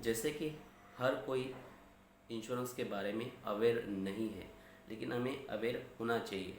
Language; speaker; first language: Hindi; non-native, local second language; Marathi